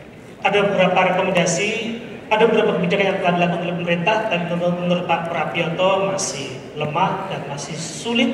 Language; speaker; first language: Indonesian; native; Indonesian